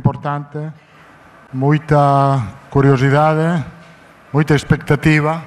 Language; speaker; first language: Portuguese; non-native, fluent; Italian